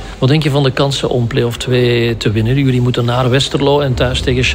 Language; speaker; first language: Dutch; native; Dutch